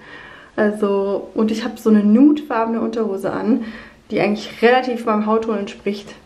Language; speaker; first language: German; native; German